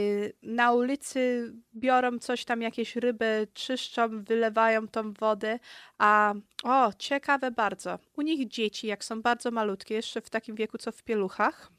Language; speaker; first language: Polish; early bilingual, heritage; Polish